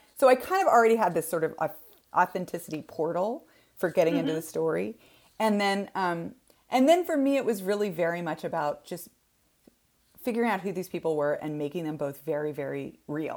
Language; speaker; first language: English; native; English